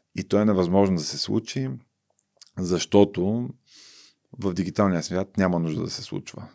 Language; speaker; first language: Bulgarian; native; Bulgarian